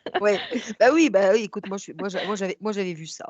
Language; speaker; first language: French; native; French